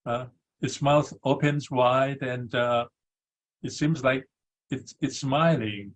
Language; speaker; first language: English; non-native, fluent; Thai